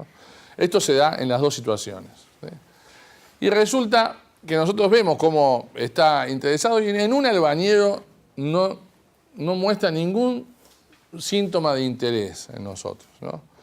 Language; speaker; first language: Spanish; native; Spanish